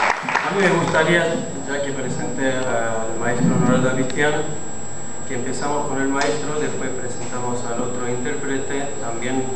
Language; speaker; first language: Spanish; non-native, fluent; Armenian